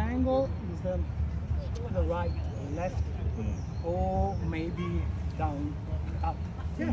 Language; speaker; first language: English; non-native, learner; Italian